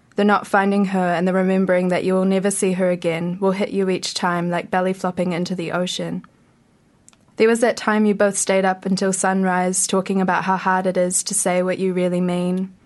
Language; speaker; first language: English; native; English